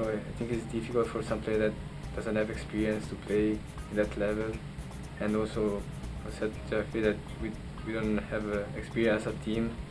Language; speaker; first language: English; non-native, learner; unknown